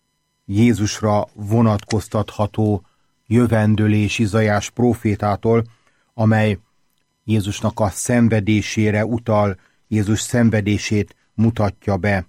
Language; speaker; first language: Hungarian; native; Hungarian